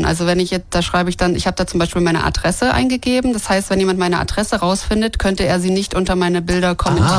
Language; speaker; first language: German; native; German